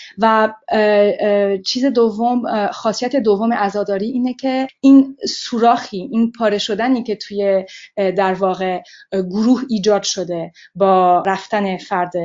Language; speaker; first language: Persian; early bilingual, heritage; Persian